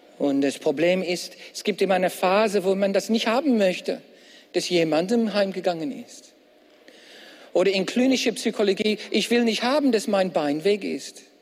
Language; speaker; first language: German; non-native, fluent; English